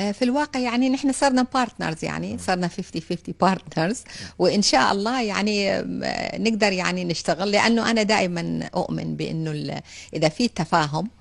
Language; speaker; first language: Arabic; native; Arabic